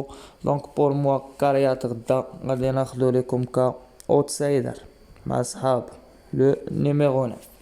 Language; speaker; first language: Arabic; native; Arabic